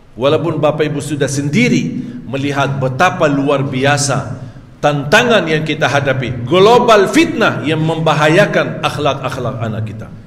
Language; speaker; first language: Malay; non-native, fluent; Arabic